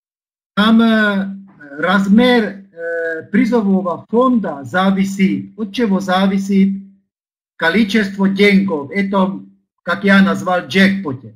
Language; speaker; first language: Russian; non-native, learner; Slovak